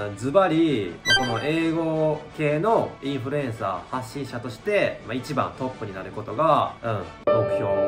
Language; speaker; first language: Japanese; native; Japanese